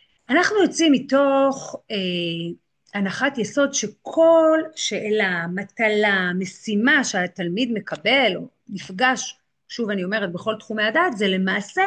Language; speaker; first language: Hebrew; native; Hebrew